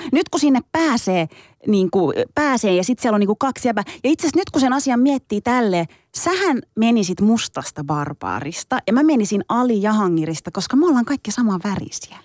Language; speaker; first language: Finnish; early bilingual, other home language; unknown